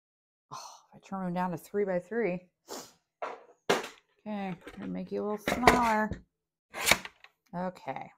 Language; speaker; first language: English; native; English